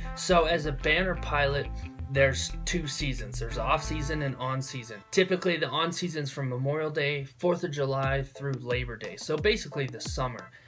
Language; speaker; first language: English; native; English